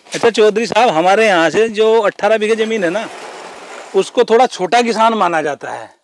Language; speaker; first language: Hindi; native; Hindi